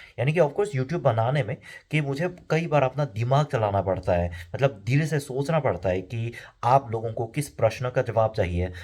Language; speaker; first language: Hindi; non-native, fluent; Korean